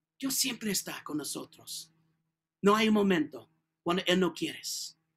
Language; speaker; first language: Spanish; non-native, learner; English